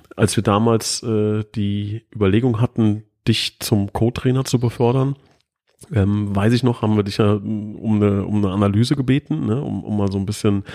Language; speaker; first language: German; native; German